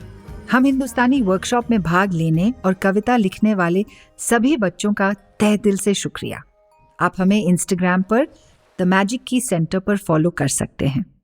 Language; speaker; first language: Hindi; native; Hindi